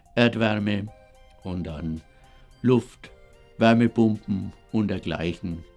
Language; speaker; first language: German; native; German